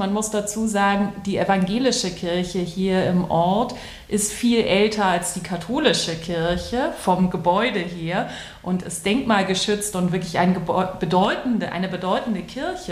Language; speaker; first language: German; native; German